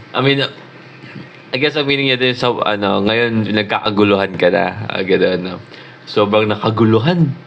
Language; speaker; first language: Filipino; native; Filipino